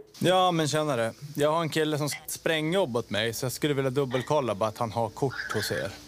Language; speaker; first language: Swedish; native; Swedish